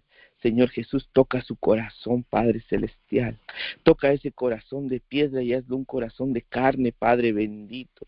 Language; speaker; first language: Spanish; native; Spanish